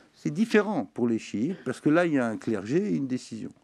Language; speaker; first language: French; native; French